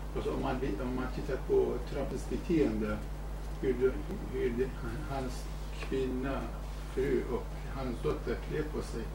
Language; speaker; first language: Swedish; non-native, fluent; Kurdish